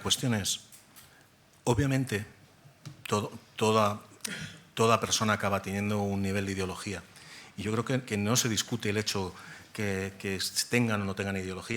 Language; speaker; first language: Spanish; native; Spanish